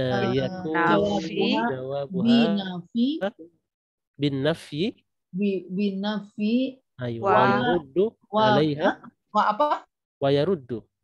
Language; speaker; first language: Arabic; non-native, learner; Indonesian